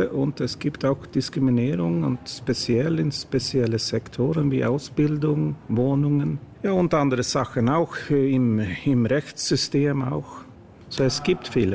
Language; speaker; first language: German; non-native, learner; Swedish